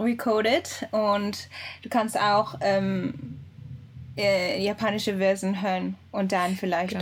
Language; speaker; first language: German; early bilingual, other home language; Japanese